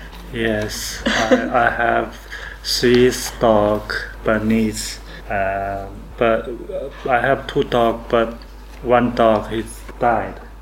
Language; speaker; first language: English; non-native, learner; Chinese